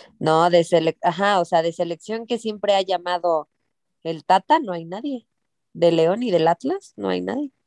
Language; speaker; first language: Spanish; native; Spanish